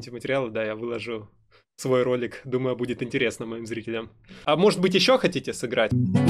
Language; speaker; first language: Russian; native; Russian